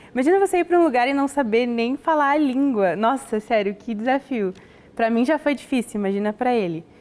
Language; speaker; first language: Portuguese; native; Portuguese